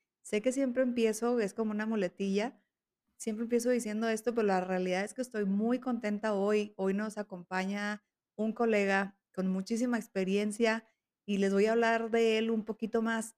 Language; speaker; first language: Spanish; native; Spanish